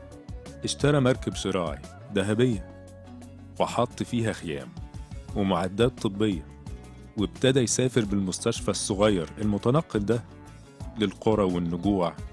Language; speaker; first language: Arabic; native; Arabic